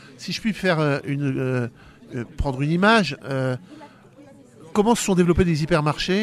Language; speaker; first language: French; native; French